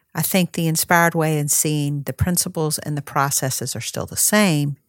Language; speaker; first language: English; native; English